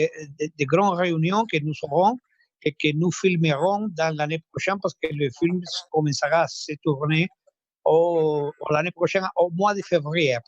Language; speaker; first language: French; non-native, fluent; Spanish